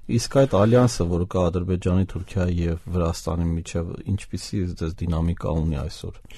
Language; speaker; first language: Armenian; native; Armenian